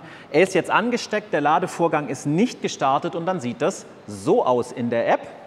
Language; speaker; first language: German; native; German